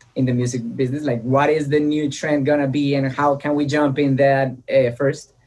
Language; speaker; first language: English; non-native, fluent; Spanish